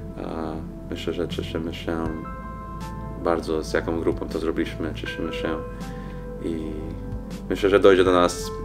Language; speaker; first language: Polish; non-native, fluent; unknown